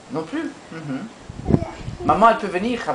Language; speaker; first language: French; native; French